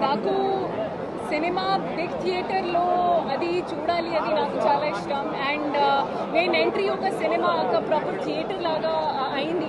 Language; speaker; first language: Telugu; non-native, fluent; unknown